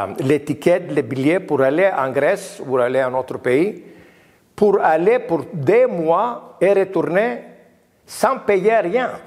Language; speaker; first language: French; non-native, learner; Greek